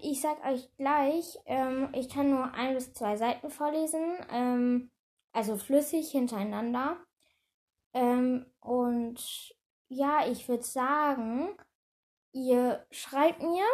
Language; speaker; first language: German; native; German